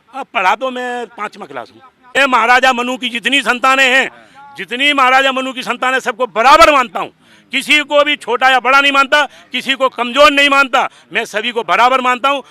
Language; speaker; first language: Hindi; native; Hindi